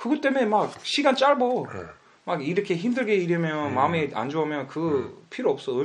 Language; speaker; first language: Korean; early bilingual, heritage; English